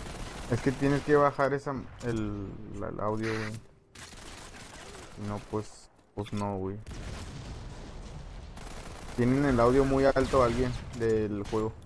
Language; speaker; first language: Spanish; native; Spanish